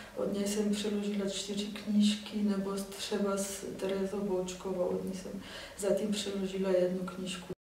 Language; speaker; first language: Czech; non-native, fluent; Slovenian